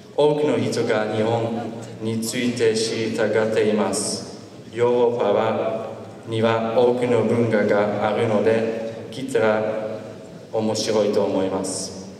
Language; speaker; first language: Japanese; non-native, learner; Dutch